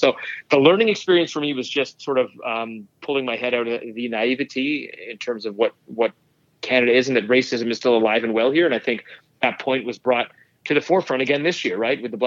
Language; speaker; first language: English; native; English